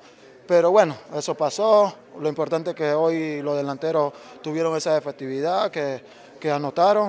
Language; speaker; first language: Spanish; native; Spanish